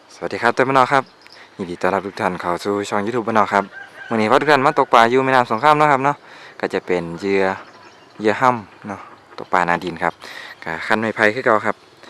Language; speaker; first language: Thai; native; Thai